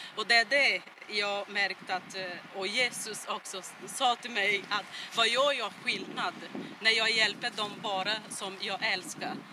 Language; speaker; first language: Swedish; non-native, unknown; Portuguese